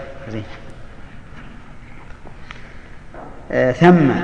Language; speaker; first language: Arabic; native; Arabic